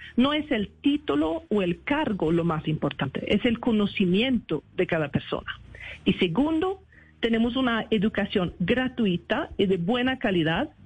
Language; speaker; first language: Spanish; non-native, fluent; Swedish